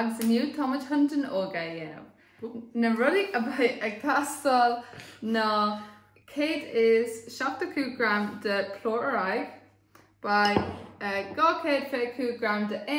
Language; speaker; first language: Irish; non-native, local second language; English